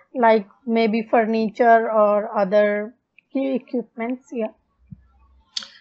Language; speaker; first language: English; non-native, local second language; Punjabi